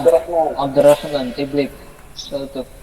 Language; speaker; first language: Arabic; non-native, learner; Indonesian